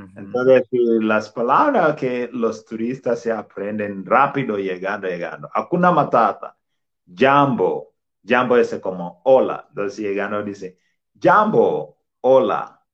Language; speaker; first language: Spanish; non-native, fluent; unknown